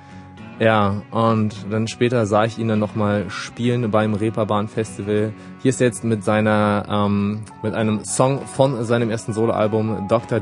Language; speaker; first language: German; native; German